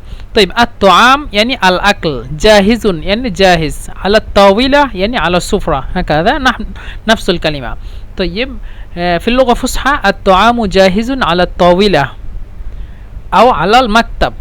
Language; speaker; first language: Arabic; non-native, fluent; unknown